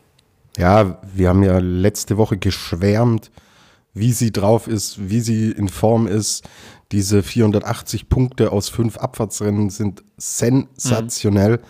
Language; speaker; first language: German; native; German